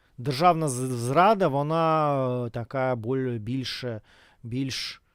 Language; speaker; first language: Ukrainian; non-native, local second language; Russian